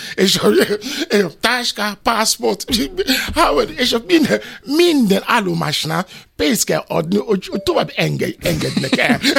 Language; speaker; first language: Hungarian; non-native, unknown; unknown